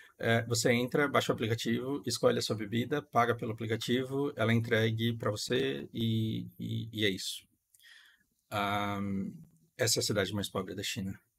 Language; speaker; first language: Portuguese; native; Portuguese